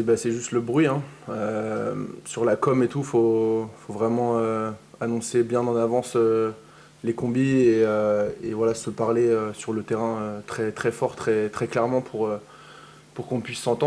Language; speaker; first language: French; native; French